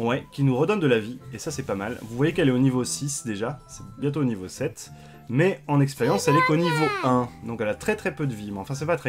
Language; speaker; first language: French; native; French